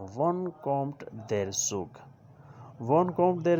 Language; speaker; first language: German; non-native, fluent; Urdu